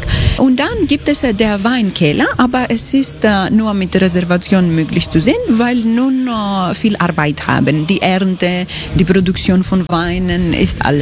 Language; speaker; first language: German; non-native, learner; Greek